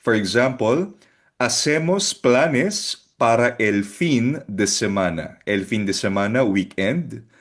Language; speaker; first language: Spanish; non-native, fluent; Filipino